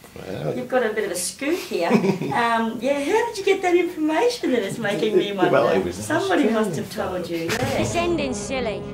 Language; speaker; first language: English; native; English